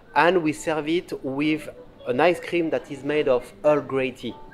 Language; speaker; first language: English; non-native, fluent; French